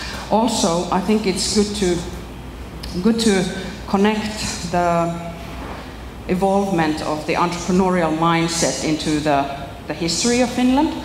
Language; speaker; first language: English; non-native, fluent; Finnish